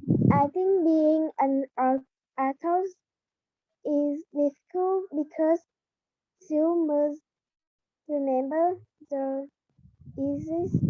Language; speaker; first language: English; non-native, learner; Vietnamese